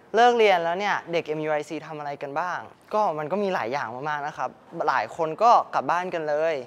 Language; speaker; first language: Thai; early bilingual, heritage; Thai